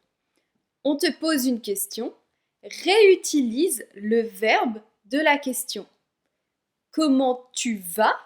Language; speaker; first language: French; native; French